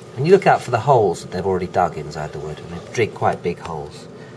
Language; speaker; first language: English; native; English